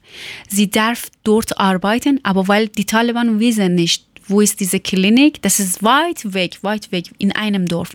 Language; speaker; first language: German; non-native, fluent; Persian